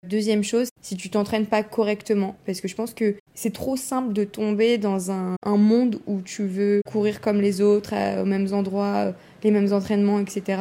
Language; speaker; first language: French; native; French